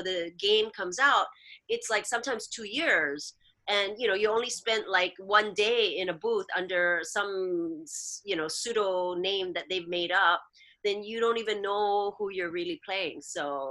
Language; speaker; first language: English; early bilingual, other home language; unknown